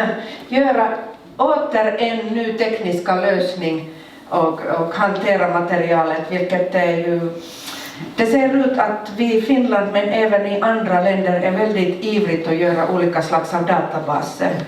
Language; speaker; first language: Swedish; non-native, local second language; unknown